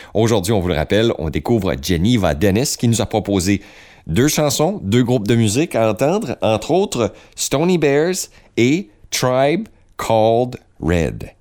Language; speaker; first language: French; native; French